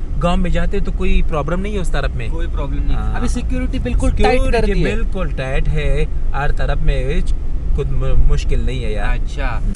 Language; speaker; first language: Hindi; non-native, learner; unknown